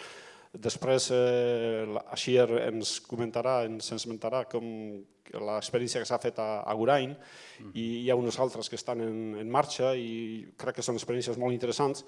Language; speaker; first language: Catalan; non-native, learner; Basque